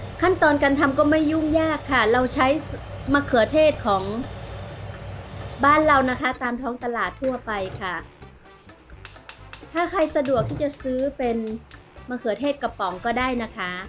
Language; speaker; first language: Thai; native; Thai